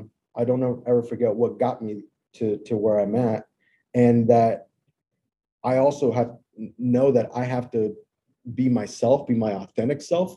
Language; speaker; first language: English; native; English